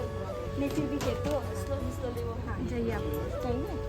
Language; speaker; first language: Hindi; non-native, local second language; Bodo